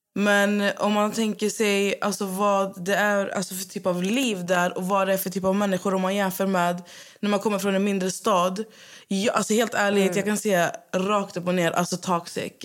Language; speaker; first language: Swedish; native; Swedish